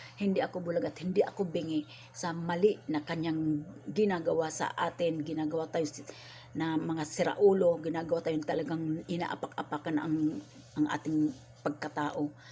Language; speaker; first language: Filipino; non-native, local second language; Waray